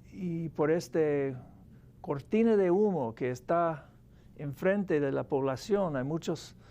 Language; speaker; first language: Spanish; non-native, fluent; English